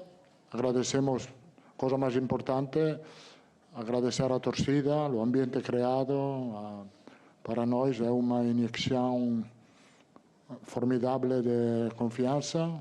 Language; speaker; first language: Portuguese; non-native, learner; Italian